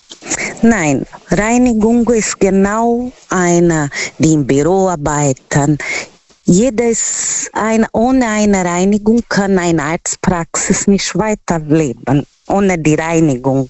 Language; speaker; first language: German; non-native, learner; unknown